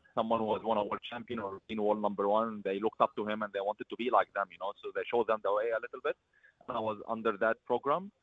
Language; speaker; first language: English; early bilingual, other home language; Arabic